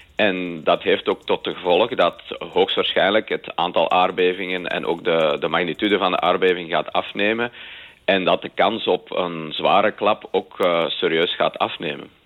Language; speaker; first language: Dutch; native; Dutch